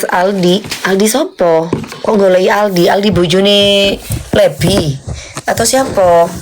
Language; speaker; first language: Indonesian; native; Indonesian